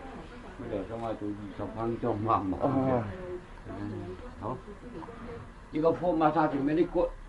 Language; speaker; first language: Cantonese; native; Cantonese